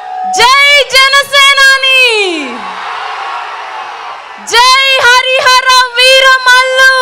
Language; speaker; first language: Telugu; native; Telugu